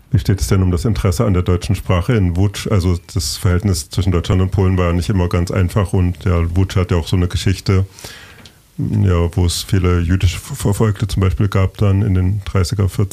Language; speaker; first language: German; native; German